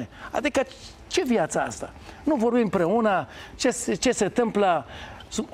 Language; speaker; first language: Romanian; non-native, fluent; Hebrew